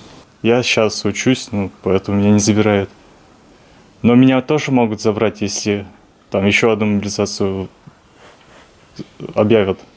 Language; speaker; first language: Russian; native; Russian